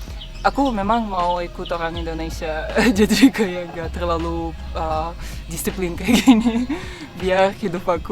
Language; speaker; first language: Indonesian; non-native, fluent; Russian